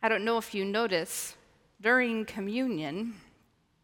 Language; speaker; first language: English; native; English